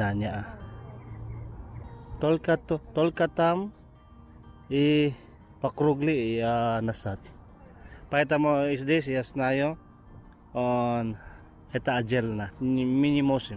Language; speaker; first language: Russian; non-native, learner; Filipino